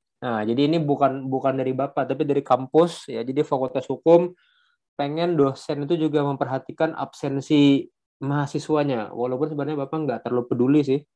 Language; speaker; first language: Indonesian; non-native, local second language; Banjar